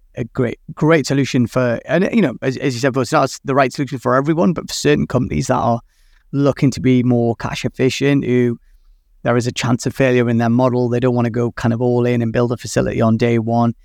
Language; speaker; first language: English; native; English